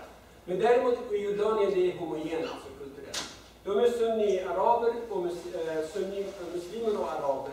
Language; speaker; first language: Swedish; non-native, fluent; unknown